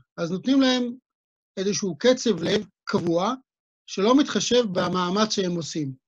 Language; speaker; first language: Hebrew; native; Hebrew